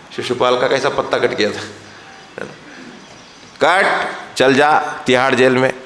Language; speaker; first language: Hindi; non-native, local second language; Marathi